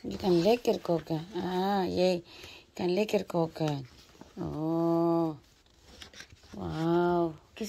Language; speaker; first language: Dutch; non-native, learner; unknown